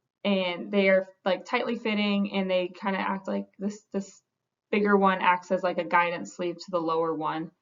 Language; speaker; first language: English; native; English